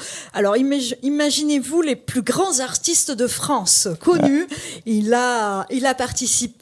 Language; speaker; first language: French; native; French